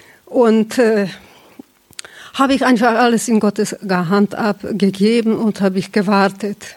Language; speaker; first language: German; non-native, fluent; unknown